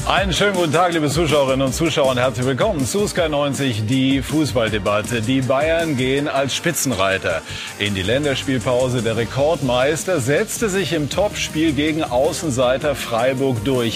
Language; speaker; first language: German; native; German